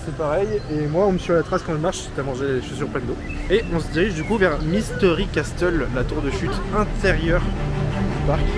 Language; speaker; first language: French; native; French